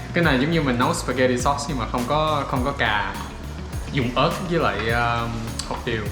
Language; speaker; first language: Vietnamese; early bilingual, heritage; Vietnamese